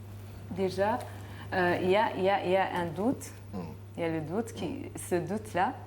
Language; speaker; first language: French; non-native, local second language; Rundi